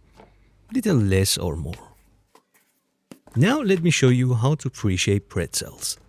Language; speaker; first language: English; non-native, fluent; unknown